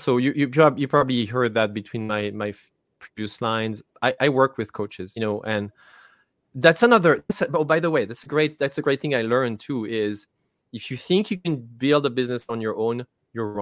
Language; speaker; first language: English; non-native, fluent; French